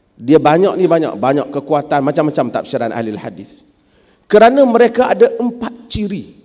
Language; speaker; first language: Malay; native; Malay